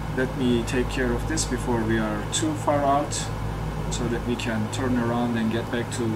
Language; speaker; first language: English; non-native, fluent; Turkish